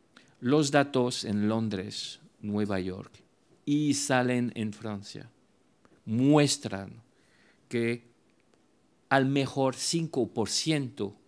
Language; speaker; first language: Spanish; non-native, fluent; French